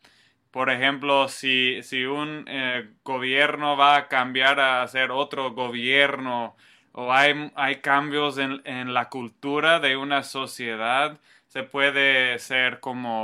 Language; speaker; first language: Spanish; non-native, fluent; English